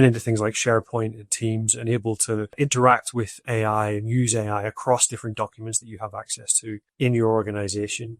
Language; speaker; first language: English; native; English